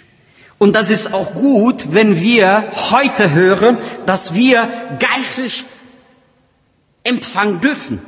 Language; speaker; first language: German; non-native, learner; Portuguese